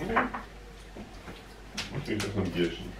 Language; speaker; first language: German; native; German